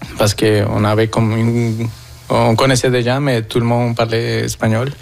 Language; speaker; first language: French; non-native, fluent; Spanish